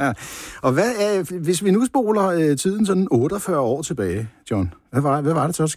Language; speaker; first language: Danish; native; Danish